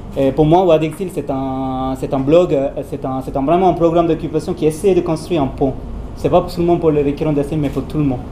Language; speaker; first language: French; non-native, learner; Tamil